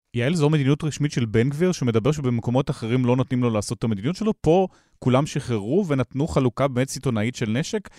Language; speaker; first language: Hebrew; native; Hebrew